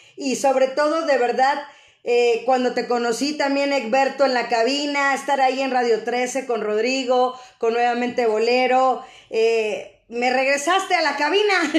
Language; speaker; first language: Spanish; native; Spanish